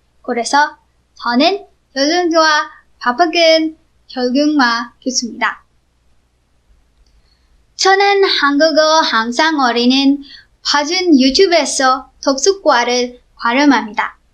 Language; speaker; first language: Korean; non-native, learner; Filipino